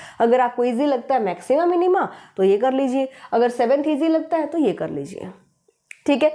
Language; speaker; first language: Hindi; native; Hindi